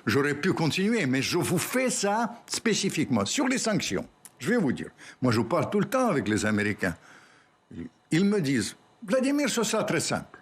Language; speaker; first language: French; non-native, fluent; Russian